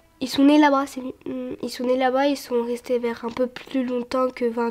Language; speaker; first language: French; early bilingual, other home language; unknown